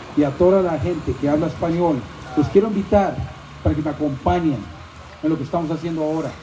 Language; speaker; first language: Spanish; early bilingual, other home language; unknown